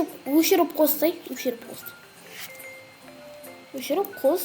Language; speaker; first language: Russian; non-native, local second language; Kazakh